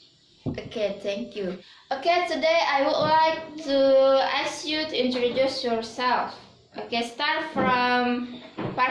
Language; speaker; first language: English; non-native, learner; Indonesian